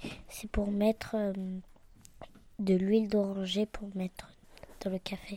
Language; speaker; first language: French; early bilingual, other home language; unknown